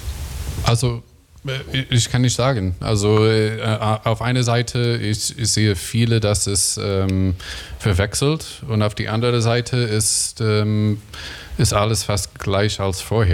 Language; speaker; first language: German; non-native, learner; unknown